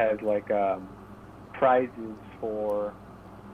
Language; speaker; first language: English; native; English